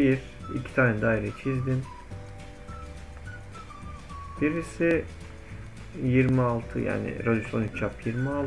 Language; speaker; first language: Turkish; native; Turkish